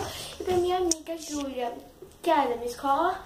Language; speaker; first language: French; early bilingual, other home language; Portuguese